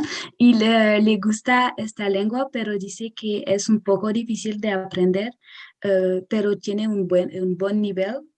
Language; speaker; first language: Spanish; non-native, learner; French